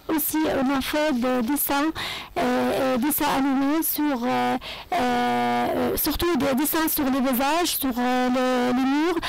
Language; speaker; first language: French; non-native, learner; Arabic